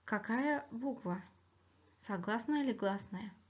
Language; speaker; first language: Russian; non-native, local second language; Kyrgyz